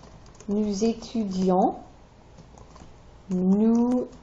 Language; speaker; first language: French; non-native, fluent; English